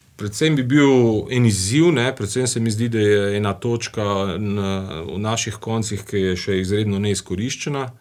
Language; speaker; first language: Slovenian; native; Slovenian